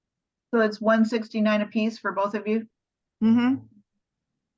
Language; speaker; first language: English; native; English